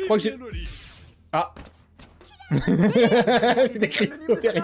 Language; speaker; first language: French; native; French